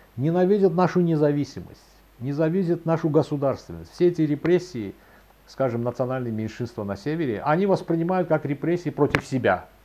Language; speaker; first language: Russian; non-native, local second language; Azerbaijani